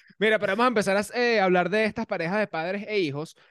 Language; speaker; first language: Spanish; native; Spanish